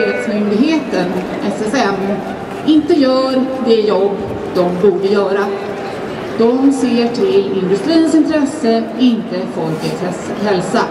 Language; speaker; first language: Swedish; native; Swedish